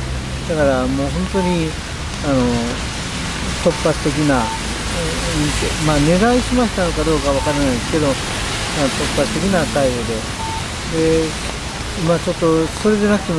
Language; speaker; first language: Japanese; native; Japanese